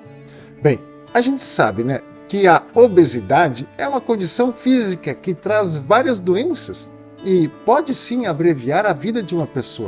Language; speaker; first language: Portuguese; native; Portuguese